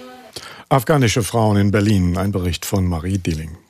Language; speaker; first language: German; native; German